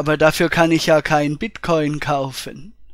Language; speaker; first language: German; native; German